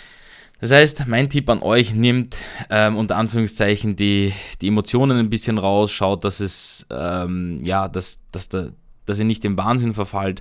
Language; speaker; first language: German; native; German